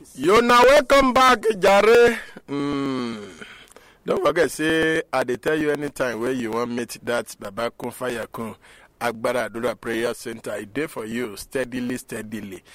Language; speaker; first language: Nigerian Pidgin; non-native, local second language; Yoruba